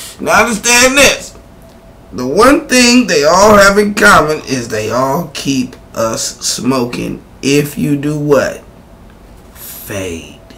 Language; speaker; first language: English; native; English